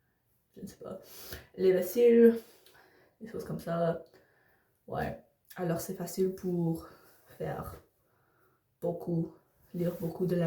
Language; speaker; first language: French; non-native, learner; English